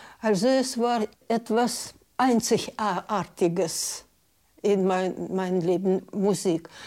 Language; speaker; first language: German; non-native, learner; Russian